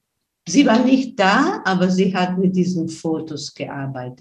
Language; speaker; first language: German; non-native, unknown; Spanish